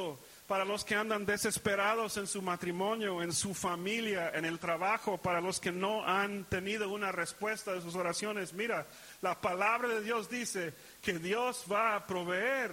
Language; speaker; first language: Spanish; early bilingual, heritage; Spanish